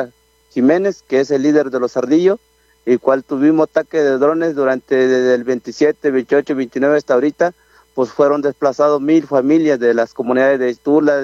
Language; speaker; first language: Spanish; non-native, local second language; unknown